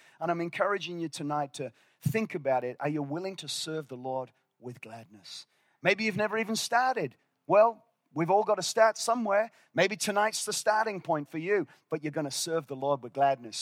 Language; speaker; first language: English; native; English